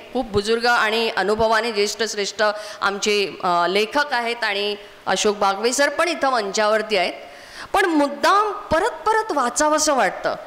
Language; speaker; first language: Marathi; non-native, local second language; Konkani